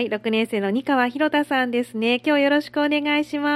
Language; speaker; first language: Japanese; native; Japanese